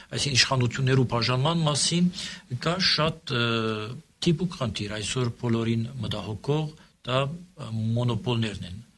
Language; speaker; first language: Armenian; early bilingual, heritage; Armenian